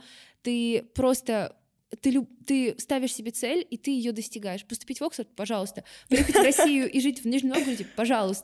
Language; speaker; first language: Russian; native; Russian